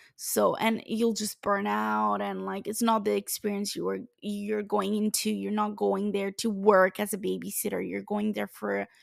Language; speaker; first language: English; non-native, fluent; Italian